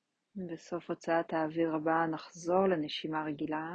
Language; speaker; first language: Hebrew; native; Hebrew